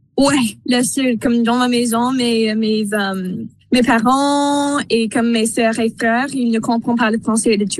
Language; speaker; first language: French; non-native, local second language; English